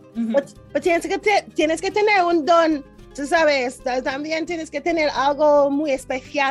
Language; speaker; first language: Spanish; non-native, learner; English